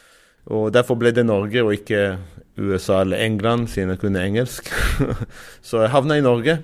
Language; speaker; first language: Norwegian; non-native, fluent; Arabic